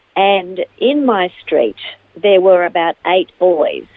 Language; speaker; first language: English; native; English